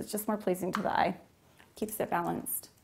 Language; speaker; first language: English; native; English